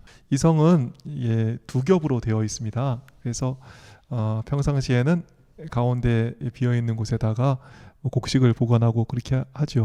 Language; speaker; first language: Korean; native; Korean